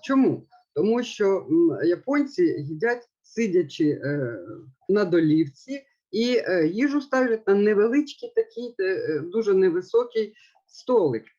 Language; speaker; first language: Ukrainian; native; Ukrainian